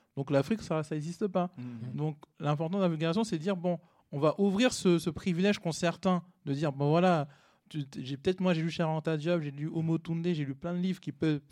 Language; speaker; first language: French; native; French